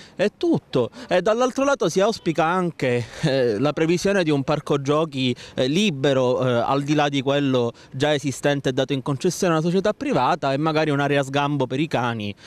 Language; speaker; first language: Italian; native; Italian